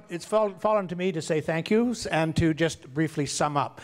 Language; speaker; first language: English; native; English